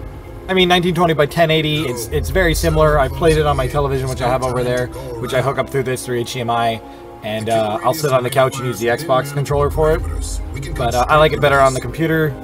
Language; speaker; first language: English; native; English